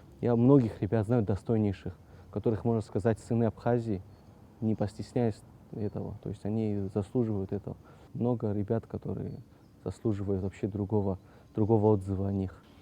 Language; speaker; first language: Russian; non-native, local second language; Abkhazian